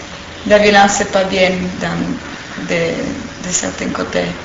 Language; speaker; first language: French; non-native, fluent; Italian